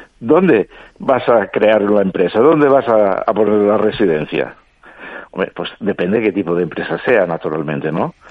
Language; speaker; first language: Spanish; non-native, local second language; Catalan